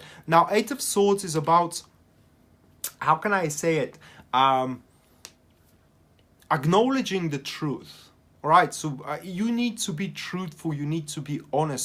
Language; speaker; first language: English; non-native, fluent; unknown